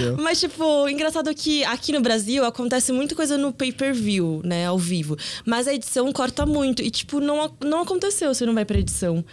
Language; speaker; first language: Portuguese; early bilingual, other home language; Korean